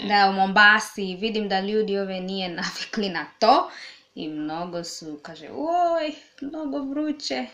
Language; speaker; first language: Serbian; non-native, learner; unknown